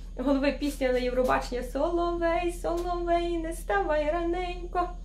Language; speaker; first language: Ukrainian; native; Ukrainian